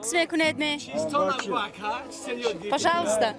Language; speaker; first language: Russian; non-native, local second language; Tajik